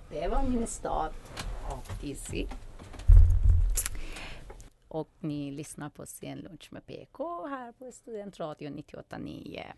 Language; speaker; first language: Swedish; non-native, fluent; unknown